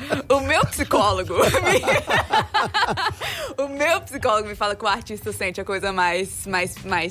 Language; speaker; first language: Portuguese; native; Portuguese